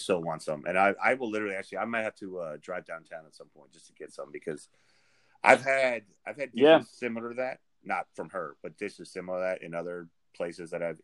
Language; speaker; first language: English; native; English